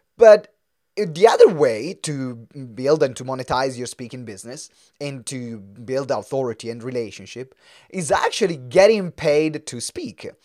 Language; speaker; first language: English; non-native, fluent; Italian